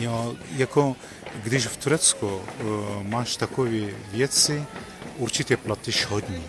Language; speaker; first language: Czech; non-native, learner; Turkish